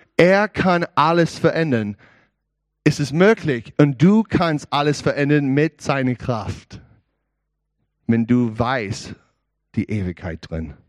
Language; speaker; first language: German; non-native, learner; English